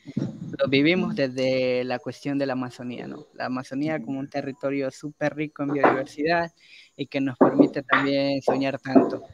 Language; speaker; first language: Spanish; native; Spanish